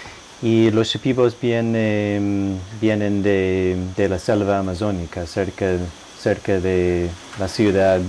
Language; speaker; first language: Spanish; non-native, fluent; English